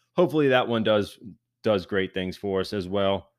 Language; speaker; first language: English; native; English